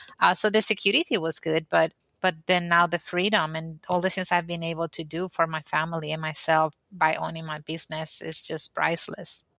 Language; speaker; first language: English; non-native, fluent; Spanish